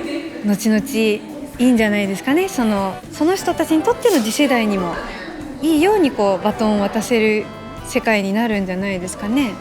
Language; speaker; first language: Japanese; native; Japanese